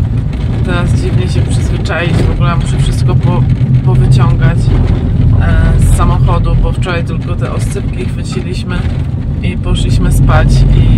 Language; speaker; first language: Polish; native; Polish